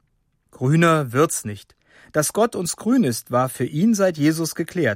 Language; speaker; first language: German; native; German